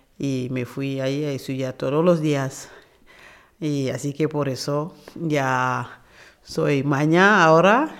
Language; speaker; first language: Spanish; non-native, fluent; Wolof